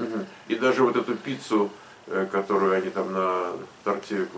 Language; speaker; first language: Russian; native; Russian